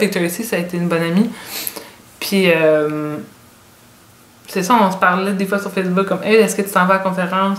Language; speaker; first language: French; native; French